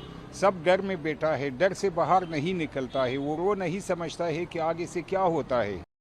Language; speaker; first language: Hindi; non-native, learner; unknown